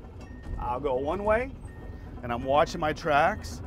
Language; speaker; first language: English; native; English